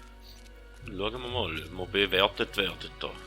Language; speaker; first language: German; native; German